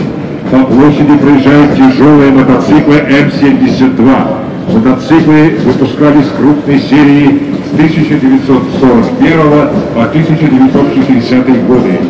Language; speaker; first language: Russian; native; Russian